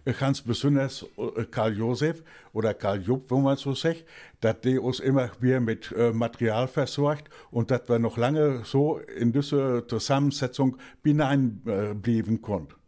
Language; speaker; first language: German; native; German